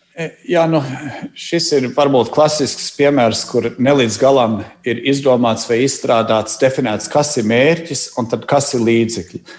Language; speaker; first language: Latvian; early bilingual, heritage; Latvian